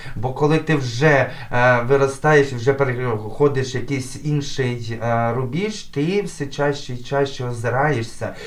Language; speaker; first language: Ukrainian; native; Ukrainian